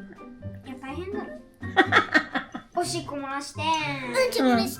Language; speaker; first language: Japanese; early bilingual, other home language; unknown